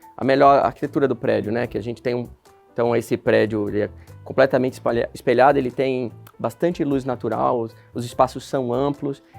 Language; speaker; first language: Portuguese; native; Portuguese